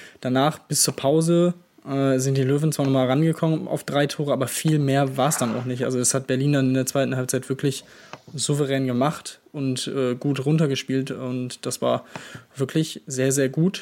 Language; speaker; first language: German; native; German